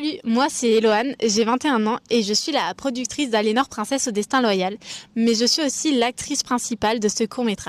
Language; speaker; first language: French; native; French